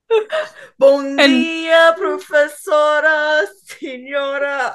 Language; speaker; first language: English; non-native, fluent; Cantonese